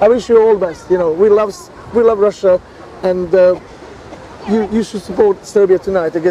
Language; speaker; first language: English; non-native, fluent; Serbian